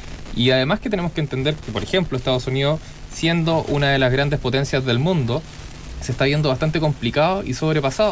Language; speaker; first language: Spanish; native; Spanish